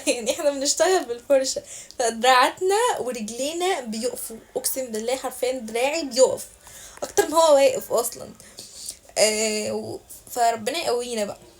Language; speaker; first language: Arabic; native; Arabic